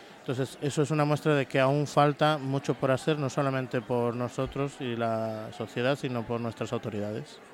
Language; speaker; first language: Spanish; native; Spanish